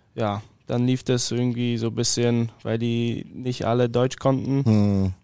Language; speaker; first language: German; early bilingual, other home language; Polish